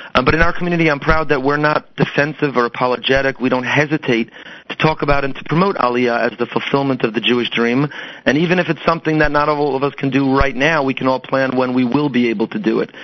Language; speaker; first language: English; native; English